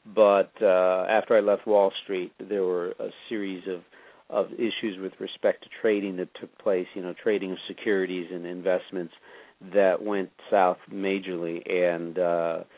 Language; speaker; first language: English; native; English